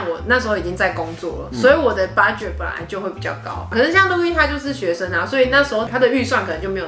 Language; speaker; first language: Chinese; native; Chinese